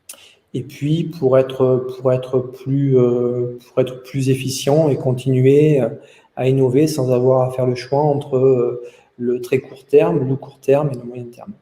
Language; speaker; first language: French; native; French